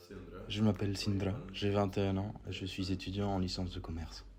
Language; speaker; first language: French; non-native, fluent; Norwegian